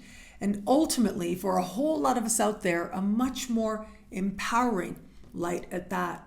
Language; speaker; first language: English; native; English